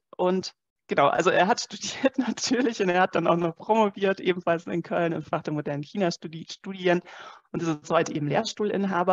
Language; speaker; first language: German; native; German